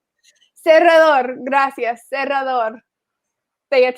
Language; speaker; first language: Spanish; non-native, fluent; English